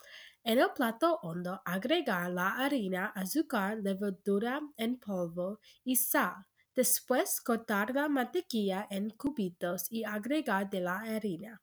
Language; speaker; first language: Spanish; non-native, learner; English